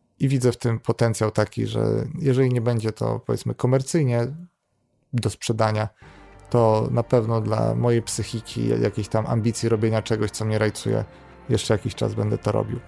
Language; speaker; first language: Polish; native; Polish